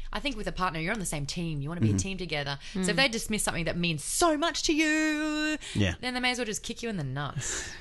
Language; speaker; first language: English; native; English